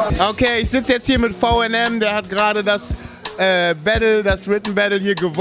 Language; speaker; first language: German; native; German